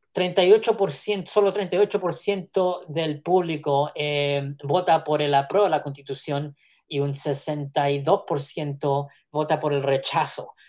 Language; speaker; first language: Spanish; early bilingual, heritage; Spanish